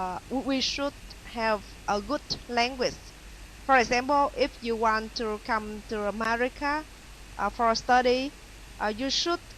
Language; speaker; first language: English; non-native, learner; Vietnamese